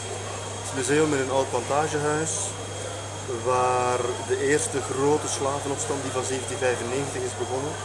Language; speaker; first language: Dutch; non-native, fluent; French